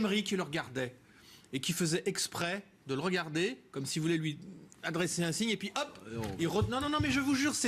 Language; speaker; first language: French; native; French